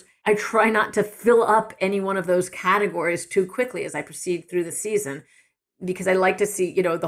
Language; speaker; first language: English; native; English